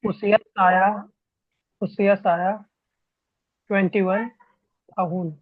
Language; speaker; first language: Indonesian; non-native, learner; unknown